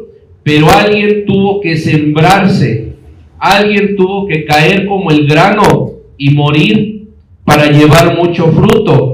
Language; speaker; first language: Spanish; native; Spanish